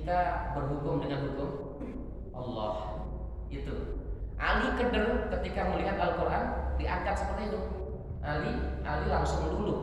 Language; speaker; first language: Indonesian; native; Indonesian